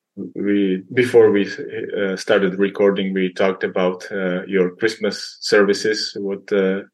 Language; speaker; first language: English; non-native, fluent; Czech